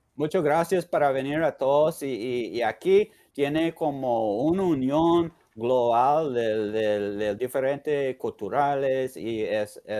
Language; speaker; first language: Spanish; non-native, learner; English